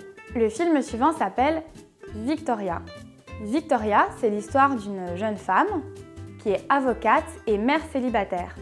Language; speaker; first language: French; native; French